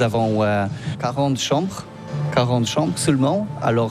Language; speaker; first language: French; non-native, learner; Polish